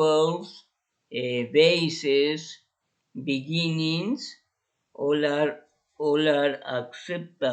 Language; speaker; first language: English; non-native, fluent; Spanish